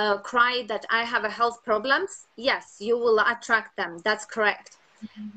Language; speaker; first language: English; non-native, fluent; Latvian